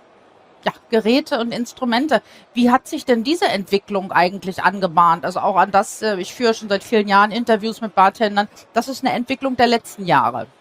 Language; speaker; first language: German; native; German